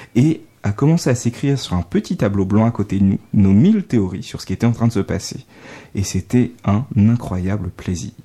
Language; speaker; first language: French; native; French